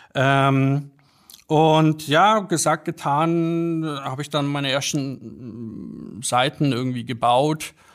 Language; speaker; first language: German; early bilingual, other home language; Polish